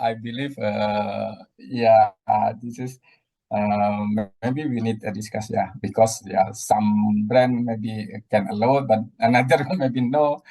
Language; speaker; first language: English; non-native, learner; Indonesian